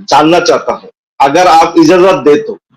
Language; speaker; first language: Hindi; non-native, learner; Bangla